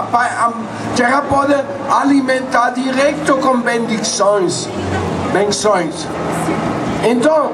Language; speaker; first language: Portuguese; non-native, fluent; Spanish